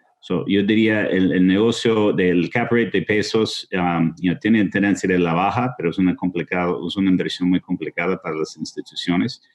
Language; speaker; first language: Spanish; non-native, fluent; English